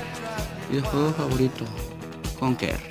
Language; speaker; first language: Spanish; early bilingual, other home language; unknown